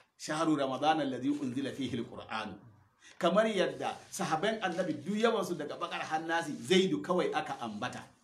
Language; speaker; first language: Hausa; non-native, local second language; Fula